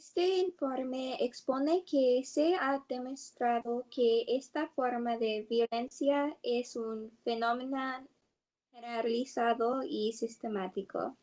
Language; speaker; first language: Spanish; non-native, learner; English